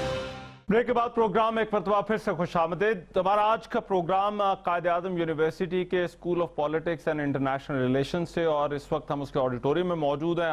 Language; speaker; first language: Urdu; native; Urdu